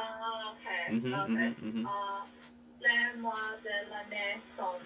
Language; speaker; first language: French; non-native, learner; English